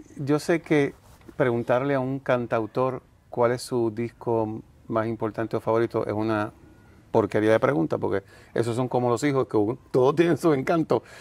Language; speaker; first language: Spanish; native; Spanish